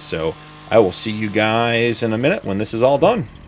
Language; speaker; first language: English; native; English